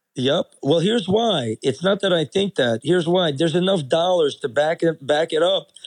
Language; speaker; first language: English; early bilingual, other home language; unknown